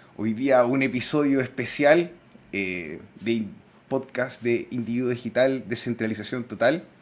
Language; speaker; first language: Spanish; native; Spanish